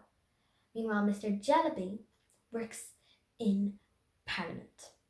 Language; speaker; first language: English; native; English